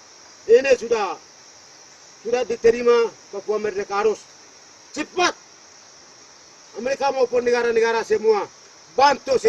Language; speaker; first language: Indonesian; non-native, local second language; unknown